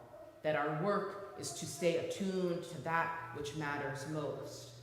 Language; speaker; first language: English; native; English